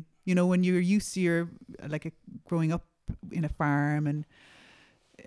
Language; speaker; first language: English; native; English